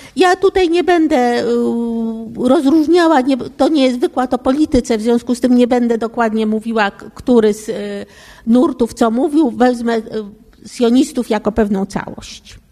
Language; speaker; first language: Polish; native; Polish